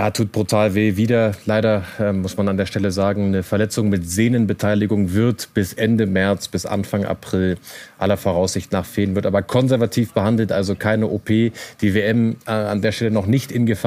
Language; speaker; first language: German; native; German